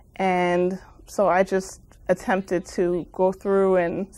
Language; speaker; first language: English; native; English